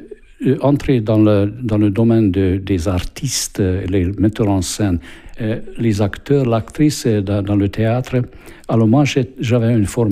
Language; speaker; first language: French; non-native, fluent; Hungarian